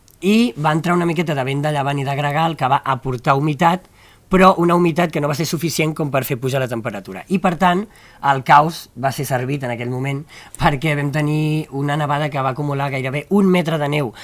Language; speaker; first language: Catalan; native; Catalan